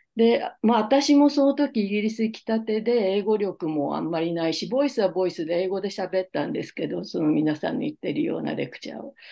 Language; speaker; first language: Japanese; native; Japanese